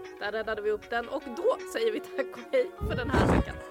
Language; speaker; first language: Swedish; native; Swedish